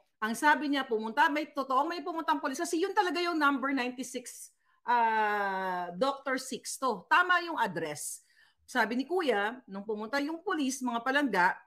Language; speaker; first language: Filipino; non-native, local second language; Cebuano